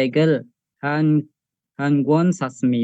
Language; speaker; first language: Korean; non-native, learner; Indonesian